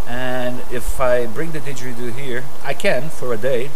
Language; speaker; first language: English; non-native, fluent; Portuguese